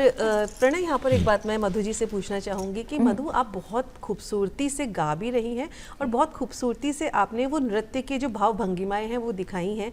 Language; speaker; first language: Hindi; native; Hindi